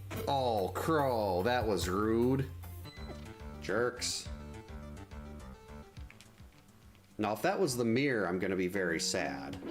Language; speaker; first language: English; native; English